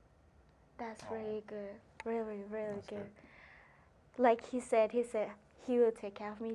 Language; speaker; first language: English; non-native, learner; Thai